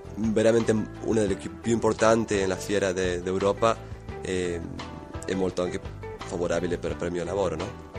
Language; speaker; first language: Italian; non-native, learner; Spanish